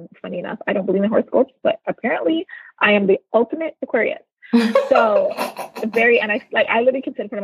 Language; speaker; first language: English; native; English